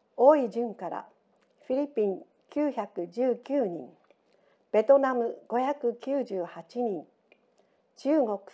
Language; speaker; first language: Japanese; native; Japanese